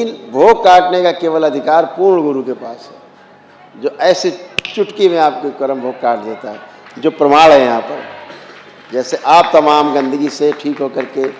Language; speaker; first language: Hindi; native; Hindi